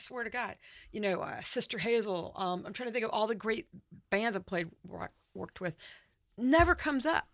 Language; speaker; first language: English; native; English